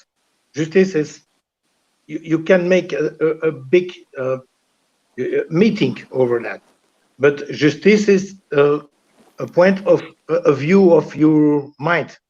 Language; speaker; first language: English; non-native, learner; French